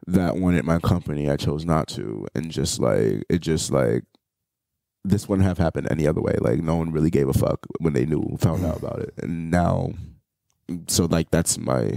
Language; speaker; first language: English; native; English